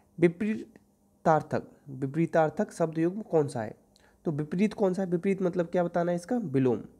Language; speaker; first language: Hindi; native; Hindi